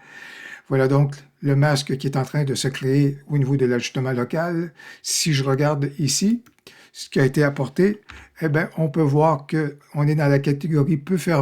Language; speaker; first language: French; native; French